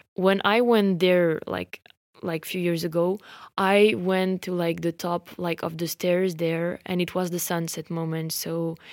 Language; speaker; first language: English; non-native, fluent; French